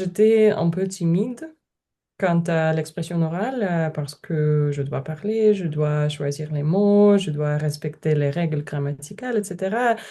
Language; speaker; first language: French; non-native, learner; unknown